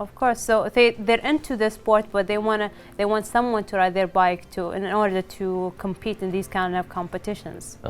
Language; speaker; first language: English; non-native, fluent; Arabic